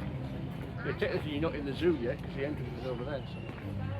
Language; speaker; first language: English; native; English